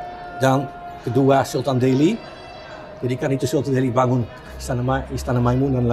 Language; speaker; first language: Indonesian; non-native, fluent; Dutch